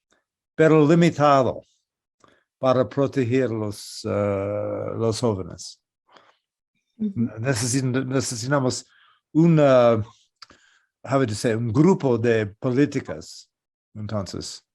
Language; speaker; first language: Spanish; non-native, learner; English